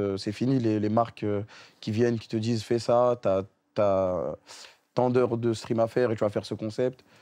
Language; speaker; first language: French; native; French